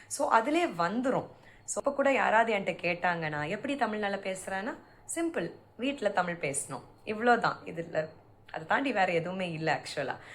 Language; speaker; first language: Tamil; early bilingual, heritage; Tamil